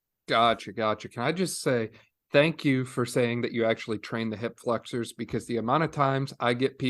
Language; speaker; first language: English; native; English